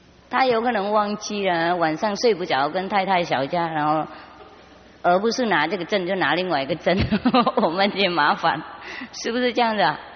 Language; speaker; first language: Chinese; non-native, fluent; Vietnamese